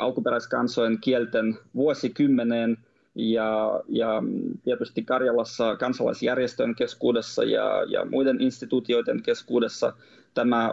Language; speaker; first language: Finnish; non-native, fluent; Russian